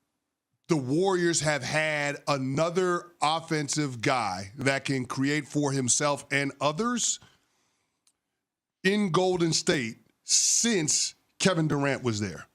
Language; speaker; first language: English; native; English